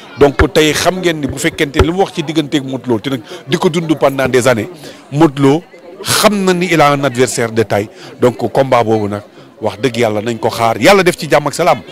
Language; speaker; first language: Wolof; native; Wolof